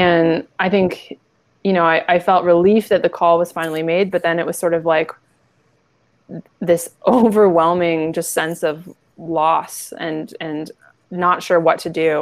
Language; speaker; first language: English; native; English